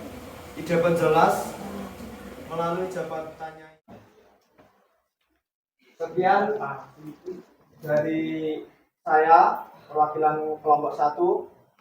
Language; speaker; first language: Indonesian; native; Indonesian